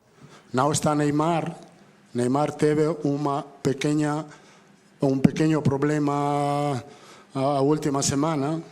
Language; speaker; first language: Portuguese; non-native, learner; Italian